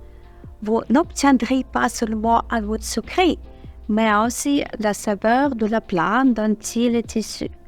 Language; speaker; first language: French; non-native, fluent; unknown